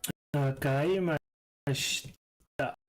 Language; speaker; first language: Japanese; non-native, learner; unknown